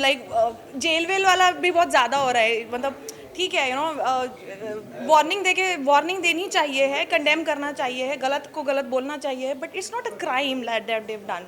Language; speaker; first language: Hindi; native; Hindi